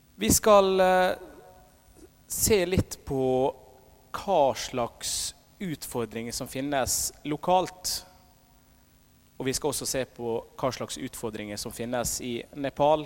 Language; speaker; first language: Norwegian; native; Norwegian